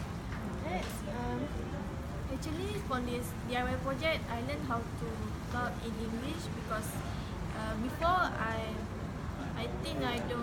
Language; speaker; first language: English; non-native, local second language; Malay